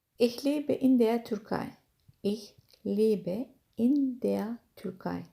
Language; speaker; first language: German; non-native, fluent; Turkish